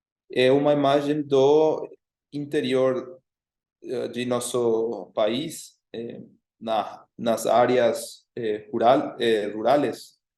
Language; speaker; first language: Portuguese; non-native, fluent; Spanish